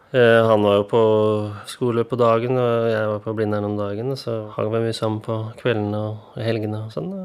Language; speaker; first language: Norwegian; native; Norwegian